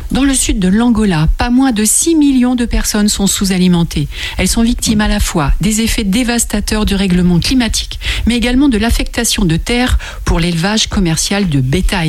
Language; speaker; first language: French; native; French